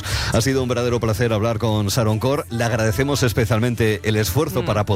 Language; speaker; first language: Spanish; native; Spanish